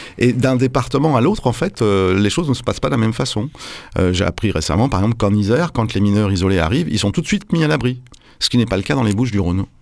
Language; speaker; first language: French; native; French